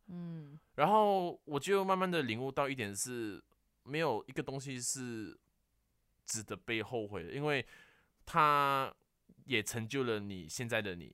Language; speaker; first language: Chinese; non-native, local second language; Hakka Chinese